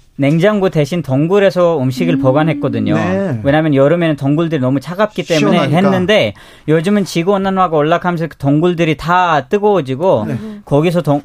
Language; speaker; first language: Korean; non-native, fluent; Urdu